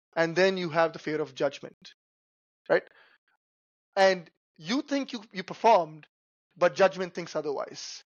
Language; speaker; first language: English; non-native, local second language; Tamil